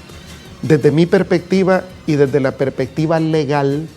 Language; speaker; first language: Spanish; native; Spanish